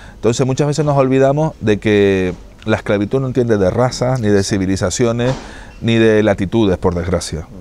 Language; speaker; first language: Spanish; native; Spanish